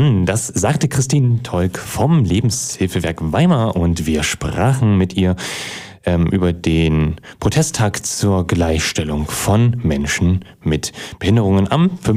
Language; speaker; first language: German; native; German